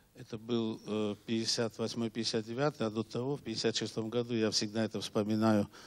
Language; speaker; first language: Russian; non-native, local second language; Georgian